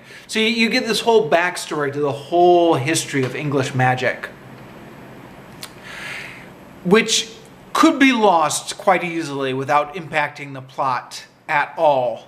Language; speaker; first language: English; native; English